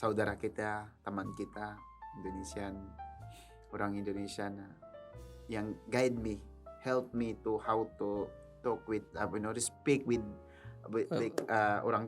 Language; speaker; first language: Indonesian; non-native, learner; Tausug